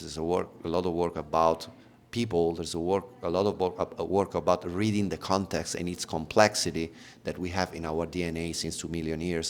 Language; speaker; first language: English; non-native, fluent; Italian